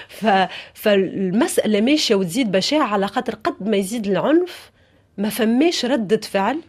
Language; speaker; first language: Arabic; native; Arabic